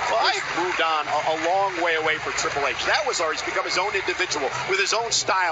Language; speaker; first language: English; native; English